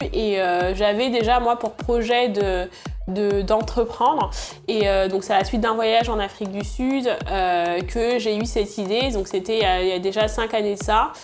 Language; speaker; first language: French; early bilingual, other home language; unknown